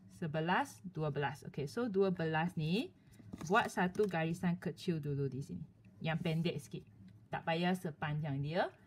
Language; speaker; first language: Malay; non-native, local second language; Chinese